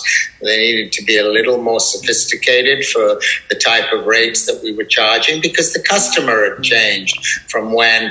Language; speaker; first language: English; native; English